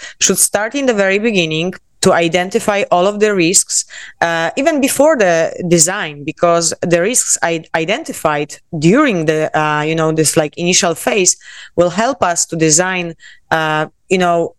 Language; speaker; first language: English; non-native, fluent; Polish